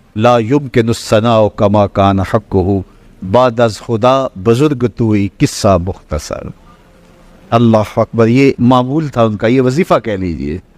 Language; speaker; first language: Urdu; non-native, local second language; Punjabi